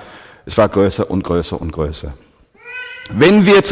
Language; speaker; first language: German; non-native, fluent; English